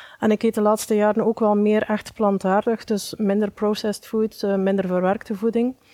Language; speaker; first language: Dutch; native; Dutch